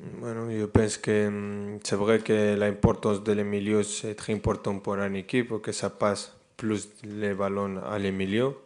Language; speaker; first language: French; non-native, fluent; Spanish